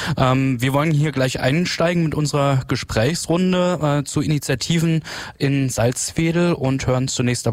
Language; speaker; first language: German; native; German